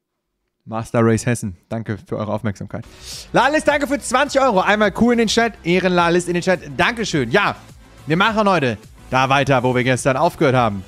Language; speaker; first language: German; native; German